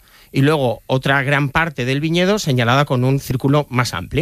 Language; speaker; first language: Spanish; native; Spanish